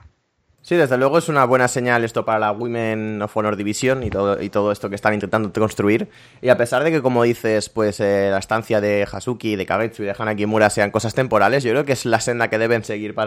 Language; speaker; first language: Spanish; native; Spanish